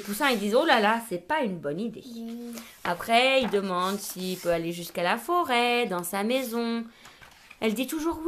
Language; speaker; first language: French; native; French